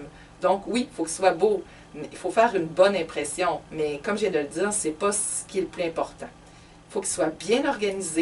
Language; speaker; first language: French; native; French